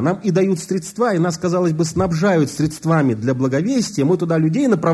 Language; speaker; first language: Russian; native; Russian